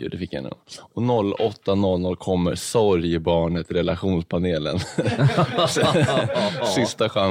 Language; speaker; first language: Swedish; native; Swedish